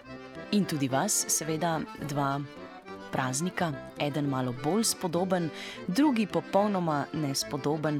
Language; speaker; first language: Slovenian; native; Slovenian